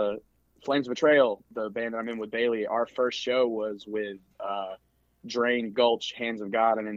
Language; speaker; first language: English; native; English